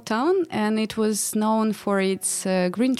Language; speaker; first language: English; non-native, fluent; Russian